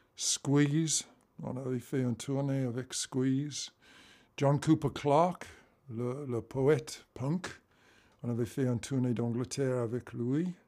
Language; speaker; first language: French; non-native, learner; English